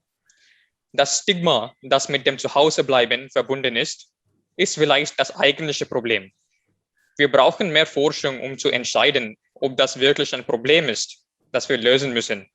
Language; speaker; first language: German; non-native, learner; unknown